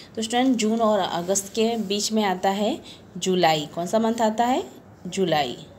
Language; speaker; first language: Hindi; non-native, local second language; Gujarati